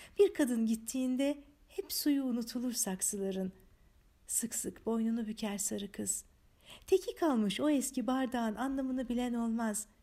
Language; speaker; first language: Turkish; native; Turkish